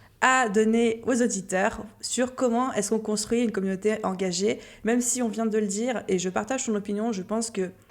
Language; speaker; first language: French; native; French